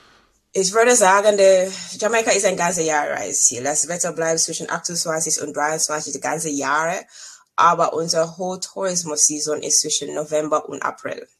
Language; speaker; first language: German; non-native, learner; English